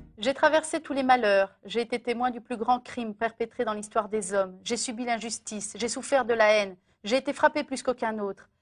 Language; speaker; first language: French; native; French